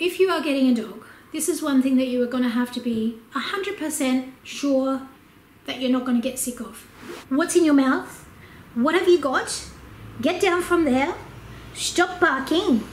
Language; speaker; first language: English; native; English